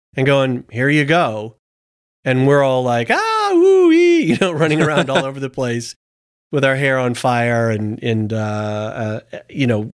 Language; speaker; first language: English; early bilingual, other home language; Italian